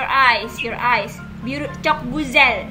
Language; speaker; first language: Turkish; non-native, learner; Indonesian